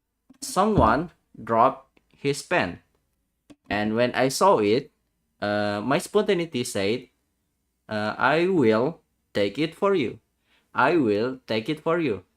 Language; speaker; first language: English; non-native, learner; Indonesian